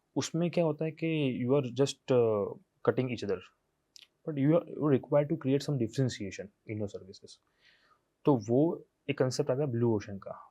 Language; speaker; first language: Hindi; non-native, local second language; Gujarati